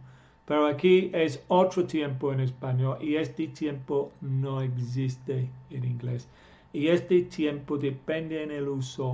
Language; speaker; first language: Spanish; non-native, fluent; English